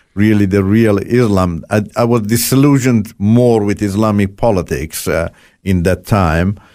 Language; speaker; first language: English; non-native, fluent; Turkish